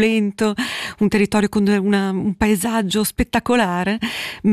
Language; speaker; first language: Italian; native; Italian